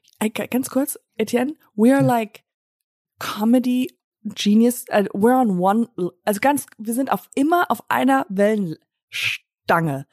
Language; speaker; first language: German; early bilingual, other home language; English